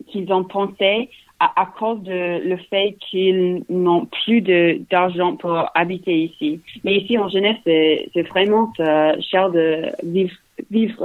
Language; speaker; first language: French; non-native, learner; English